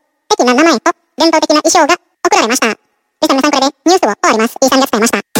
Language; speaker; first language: Japanese; non-native, fluent; Indonesian